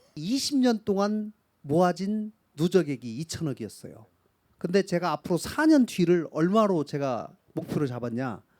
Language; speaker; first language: Korean; native; Korean